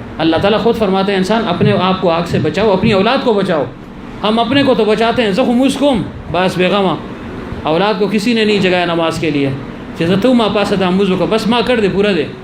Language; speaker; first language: Urdu; non-native, local second language; Pashto